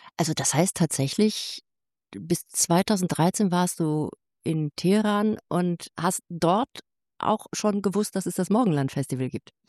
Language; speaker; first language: German; native; German